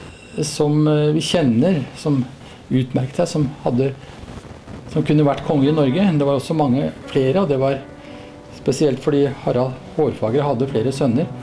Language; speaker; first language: Norwegian; native; Norwegian